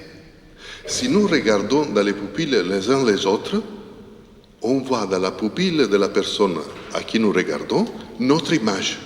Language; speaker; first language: French; non-native, fluent; Italian